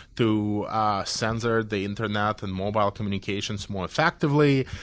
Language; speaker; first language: English; non-native, fluent; Belarusian